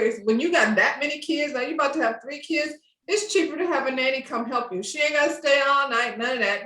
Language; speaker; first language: English; native; English